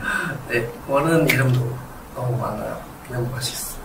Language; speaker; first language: Korean; non-native, learner; Indonesian